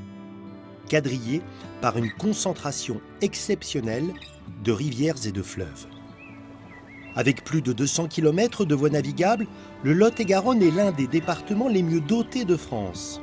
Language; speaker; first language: French; native; French